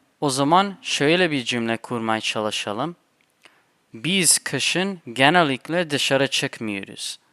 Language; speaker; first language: Turkish; non-native, fluent; English